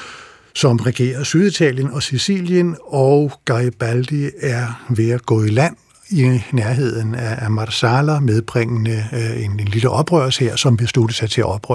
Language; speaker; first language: Danish; native; Danish